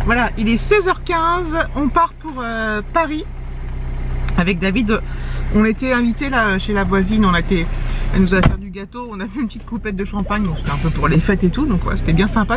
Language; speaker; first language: French; native; French